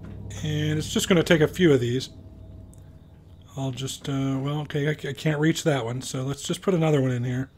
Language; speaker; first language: English; native; English